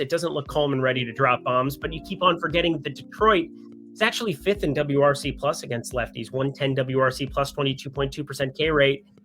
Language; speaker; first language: English; native; English